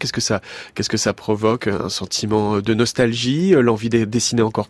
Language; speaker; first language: French; native; French